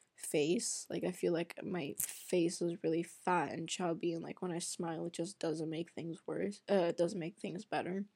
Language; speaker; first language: English; non-native, fluent; Arabic